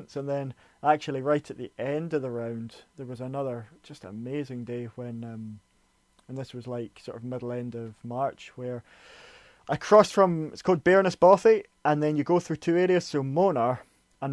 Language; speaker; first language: English; native; English